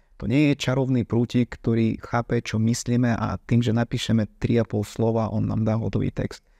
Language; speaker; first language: Slovak; non-native, fluent; Ukrainian